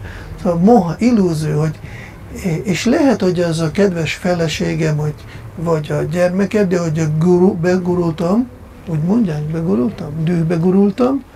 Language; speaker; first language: Hungarian; non-native, fluent; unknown